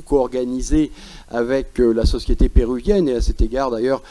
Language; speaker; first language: French; native; French